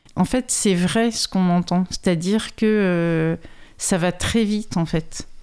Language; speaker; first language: French; native; French